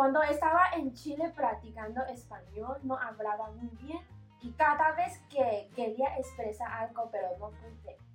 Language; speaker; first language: Spanish; non-native, learner; Chinese